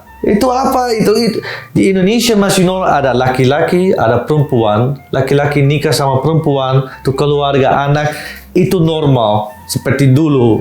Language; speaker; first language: Indonesian; non-native, fluent; Dutch